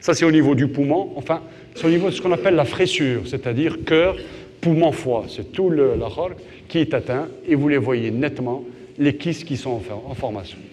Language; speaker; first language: French; non-native, local second language; Arabic